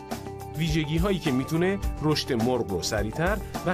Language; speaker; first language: Persian; native; Persian